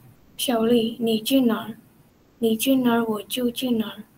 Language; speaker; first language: Chinese; non-native, learner; Indonesian